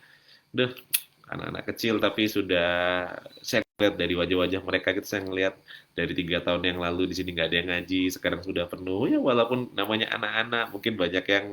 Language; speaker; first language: Indonesian; native; Indonesian